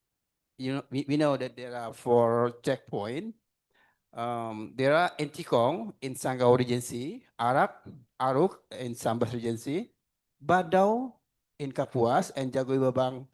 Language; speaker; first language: English; non-native, learner; Indonesian